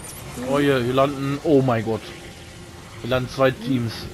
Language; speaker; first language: German; native; German